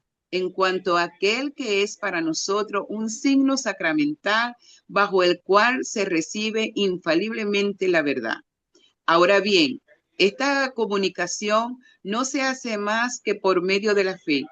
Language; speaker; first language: Spanish; native; Spanish